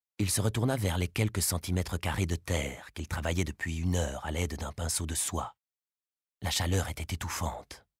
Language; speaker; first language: French; native; French